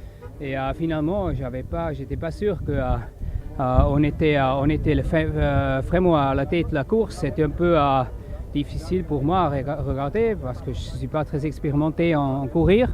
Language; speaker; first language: French; non-native, fluent; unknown